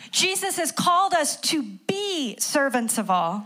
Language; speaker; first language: French; non-native, learner; English